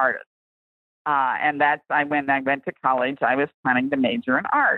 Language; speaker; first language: English; native; English